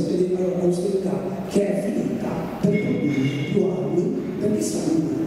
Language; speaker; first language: Italian; native; Italian